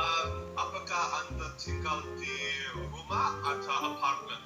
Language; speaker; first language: Indonesian; non-native, learner; English